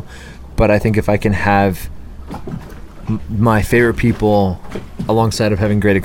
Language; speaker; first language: English; native; English